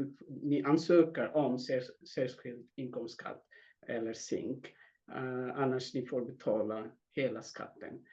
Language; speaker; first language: Swedish; non-native, fluent; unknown